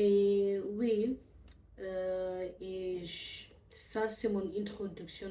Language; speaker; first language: French; non-native, learner; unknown